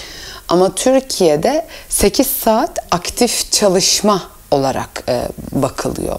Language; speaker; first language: Turkish; early bilingual, heritage; Turkish